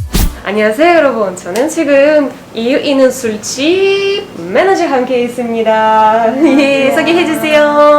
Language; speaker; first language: Korean; non-native, learner; Russian